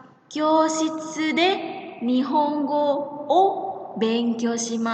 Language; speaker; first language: Japanese; non-native, fluent; Indonesian